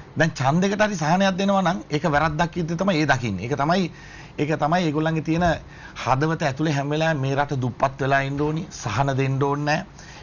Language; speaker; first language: Sinhala; native; Sinhala